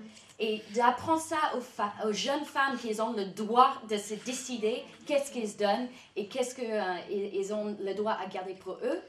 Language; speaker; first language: French; non-native, fluent; English